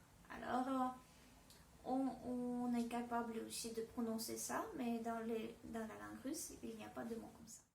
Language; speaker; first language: French; non-native, fluent; Russian